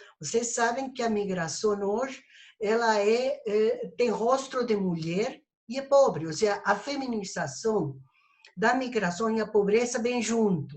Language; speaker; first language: Portuguese; non-native, fluent; Spanish